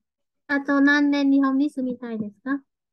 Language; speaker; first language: Japanese; non-native, fluent; Vietnamese